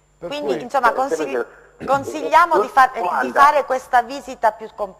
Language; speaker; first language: Italian; native; Italian